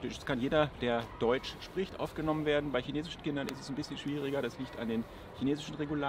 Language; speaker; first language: German; native; German